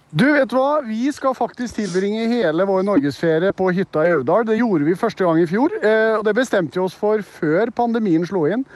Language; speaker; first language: Norwegian; native; Norwegian